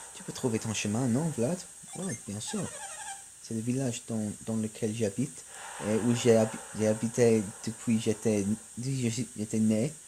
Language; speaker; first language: French; non-native, learner; English